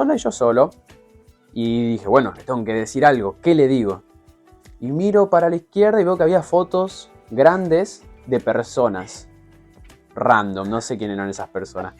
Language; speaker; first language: Spanish; native; Spanish